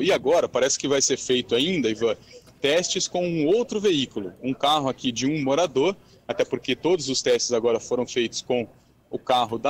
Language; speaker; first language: Portuguese; native; Portuguese